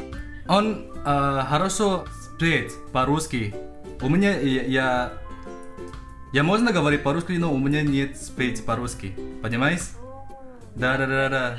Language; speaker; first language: Russian; non-native, learner; Indonesian